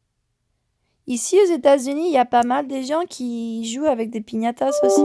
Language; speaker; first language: French; non-native, fluent; Spanish